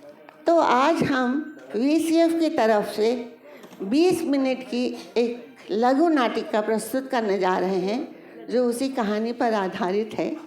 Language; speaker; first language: Hindi; native; Hindi